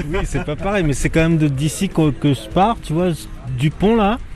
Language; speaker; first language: French; native; French